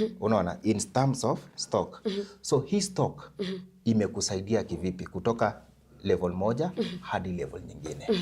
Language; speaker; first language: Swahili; non-native, local second language; Luo (Kenya and Tanzania)